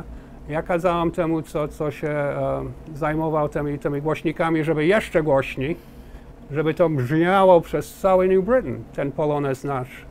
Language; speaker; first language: Polish; early bilingual, heritage; Polish